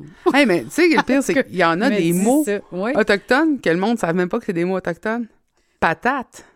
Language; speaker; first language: French; native; French